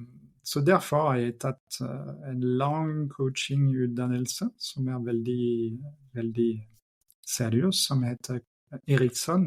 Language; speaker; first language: Norwegian; non-native, fluent; French